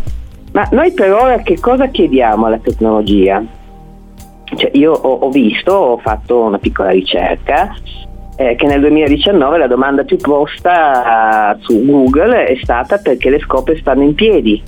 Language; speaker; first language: Italian; native; Italian